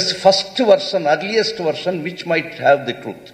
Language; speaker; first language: Telugu; native; Telugu